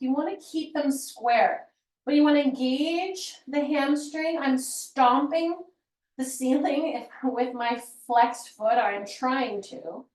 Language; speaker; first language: English; native; English